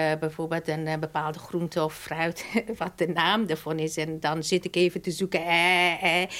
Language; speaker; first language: Dutch; non-native, fluent; Persian